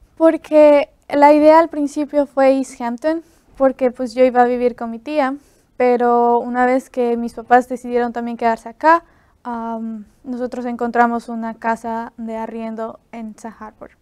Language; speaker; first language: Spanish; native; Spanish